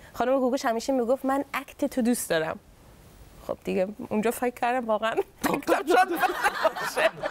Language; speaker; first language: Persian; early bilingual, heritage; Persian